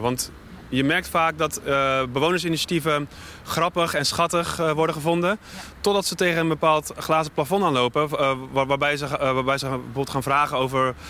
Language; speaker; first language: Dutch; native; Dutch